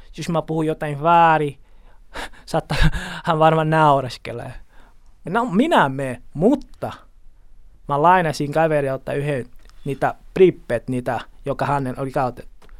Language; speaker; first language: Finnish; non-native, learner; Portuguese